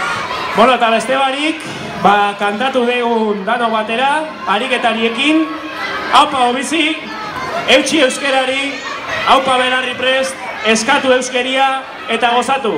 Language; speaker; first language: Basque; native; Basque